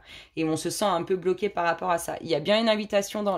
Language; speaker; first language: French; native; French